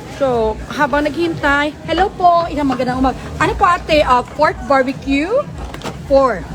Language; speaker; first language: Filipino; non-native, local second language; Hiligaynon